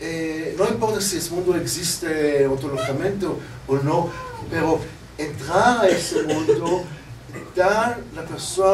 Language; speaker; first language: Spanish; non-native, learner; Hebrew